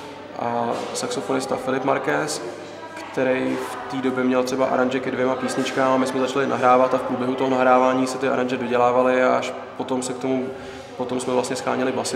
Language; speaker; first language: Czech; native; Czech